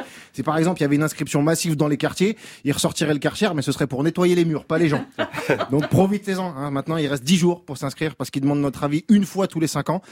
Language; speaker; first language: French; native; French